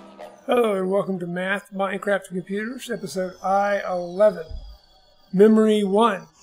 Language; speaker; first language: English; native; English